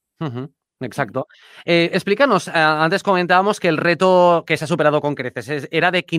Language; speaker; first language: Spanish; native; Spanish